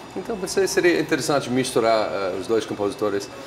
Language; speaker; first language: Portuguese; non-native, fluent; English